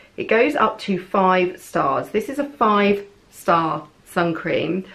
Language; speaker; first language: English; native; English